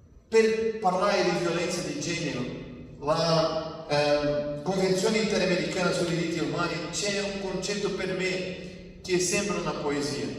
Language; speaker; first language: Italian; non-native, fluent; Portuguese